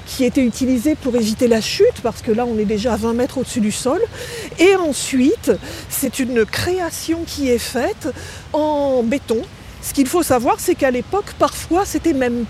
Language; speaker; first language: French; native; French